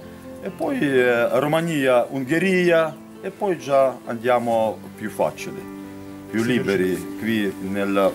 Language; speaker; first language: Italian; non-native, learner; Ukrainian